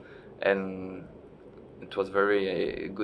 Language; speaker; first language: English; non-native, learner; French